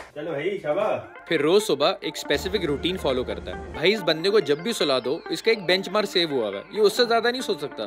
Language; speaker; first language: Urdu; native; Urdu